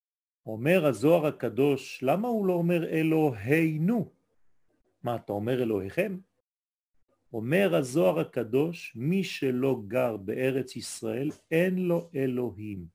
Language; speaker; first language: Hebrew; non-native, fluent; French